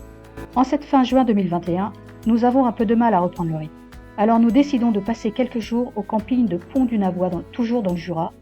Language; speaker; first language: French; native; French